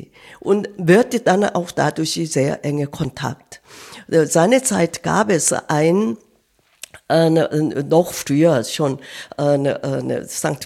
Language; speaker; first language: German; non-native, fluent; Korean